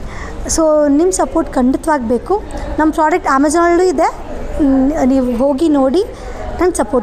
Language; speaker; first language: Kannada; non-native, local second language; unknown